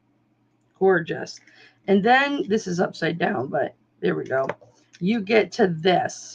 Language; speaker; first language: English; native; English